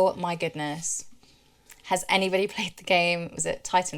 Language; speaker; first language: English; native; English